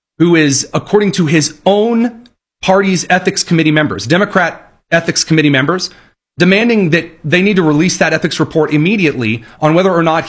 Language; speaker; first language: English; native; English